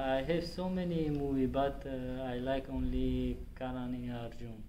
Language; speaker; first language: English; non-native, learner; Tajik